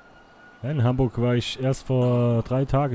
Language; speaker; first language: German; native; German